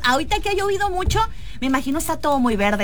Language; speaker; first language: Spanish; native; Spanish